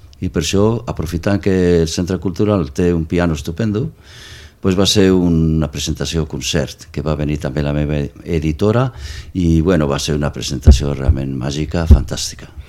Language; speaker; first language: Catalan; non-native, local second language; Spanish